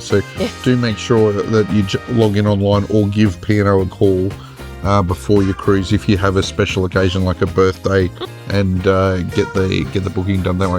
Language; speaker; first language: English; native; English